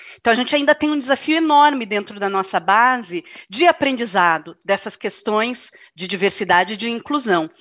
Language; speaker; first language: Portuguese; native; Portuguese